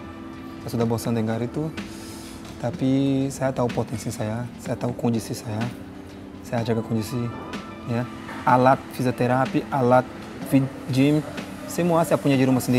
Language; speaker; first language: Indonesian; non-native, fluent; Portuguese